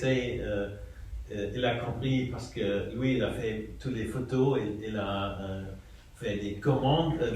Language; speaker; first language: French; non-native, fluent; German